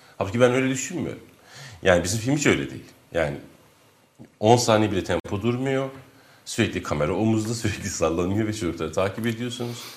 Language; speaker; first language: Turkish; non-native, local second language; Kurdish